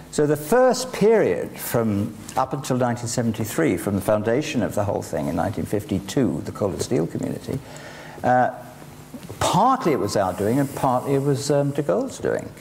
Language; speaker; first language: English; native; English